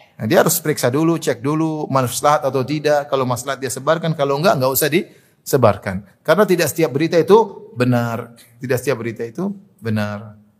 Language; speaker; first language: Indonesian; native; Indonesian